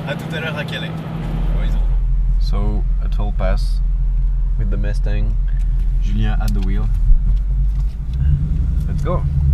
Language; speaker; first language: English; non-native, fluent; French